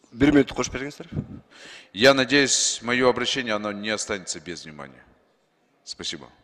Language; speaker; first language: Russian; non-native, local second language; Kyrgyz